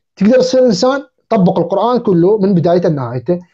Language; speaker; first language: Arabic; native; Arabic